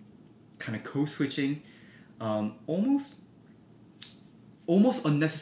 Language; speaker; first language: English; early bilingual, other home language; Korean